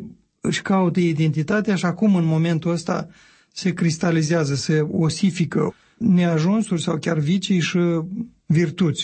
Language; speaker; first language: Romanian; native; Romanian